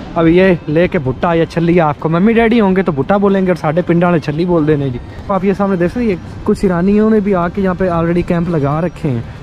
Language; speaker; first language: Urdu; non-native, local second language; Punjabi